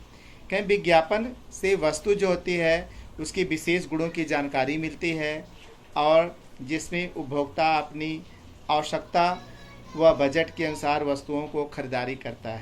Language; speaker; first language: Hindi; native; Hindi